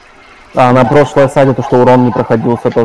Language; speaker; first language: Russian; native; Russian